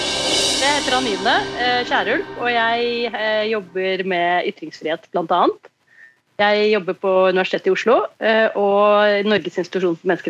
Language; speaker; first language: Norwegian; native; Norwegian